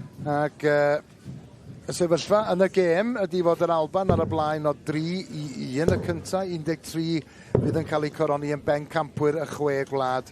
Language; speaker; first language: Welsh; native; Welsh